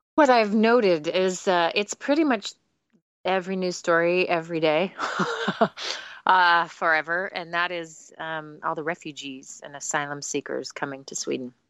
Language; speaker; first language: English; native; English